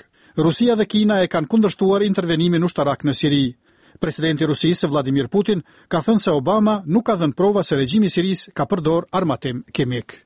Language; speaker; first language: Albanian; native; Albanian